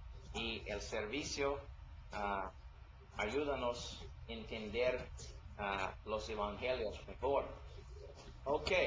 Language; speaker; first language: Spanish; non-native, learner; English